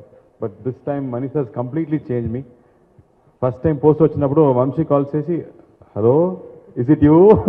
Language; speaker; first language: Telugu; non-native, local second language; Tamil